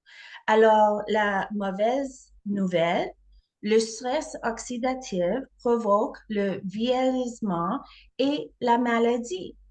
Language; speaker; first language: French; non-native, learner; English